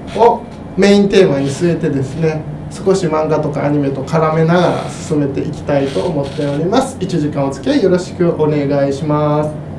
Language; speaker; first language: Japanese; native; Japanese